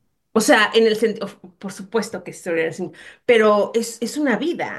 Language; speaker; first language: Spanish; native; Spanish